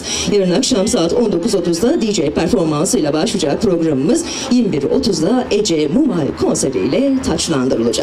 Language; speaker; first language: Turkish; native; Turkish